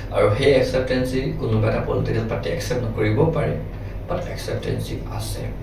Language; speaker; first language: Assamese; non-native, local second language; Nepali